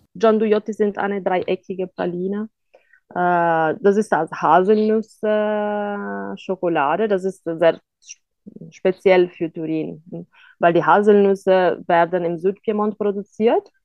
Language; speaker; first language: German; non-native, fluent; Italian